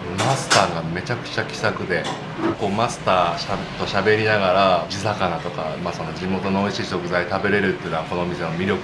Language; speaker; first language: Japanese; native; Japanese